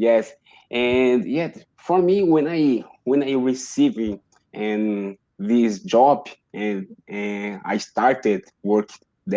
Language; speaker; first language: English; non-native, learner; Portuguese